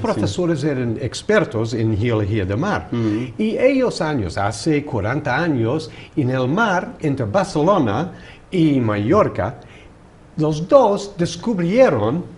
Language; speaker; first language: Spanish; non-native, fluent; English